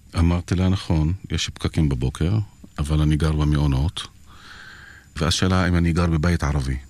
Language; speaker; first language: Hebrew; non-native, local second language; Arabic